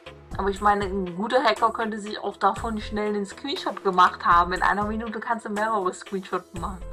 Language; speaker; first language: German; native; German